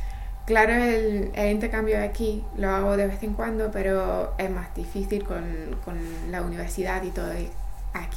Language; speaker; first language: Spanish; non-native, fluent; English